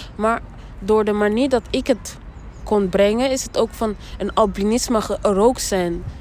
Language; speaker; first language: Dutch; early bilingual, other home language; Rundi